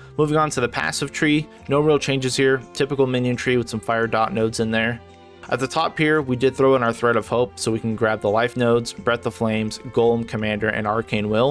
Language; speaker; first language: English; native; English